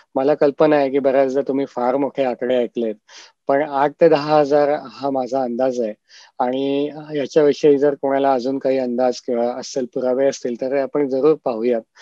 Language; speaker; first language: Marathi; native; Marathi